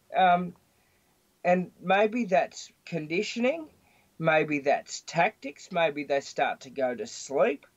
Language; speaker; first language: English; native; English